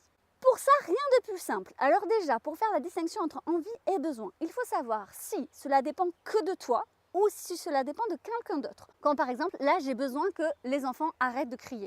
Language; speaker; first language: French; native; French